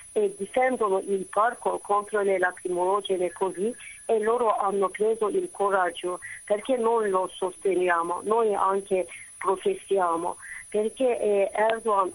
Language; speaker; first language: Italian; non-native, fluent; Turkish